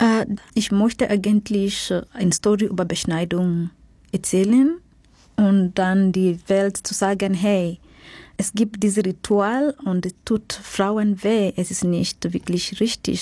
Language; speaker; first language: German; non-native, learner; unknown